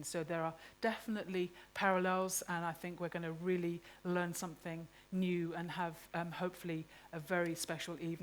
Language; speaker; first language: English; native; English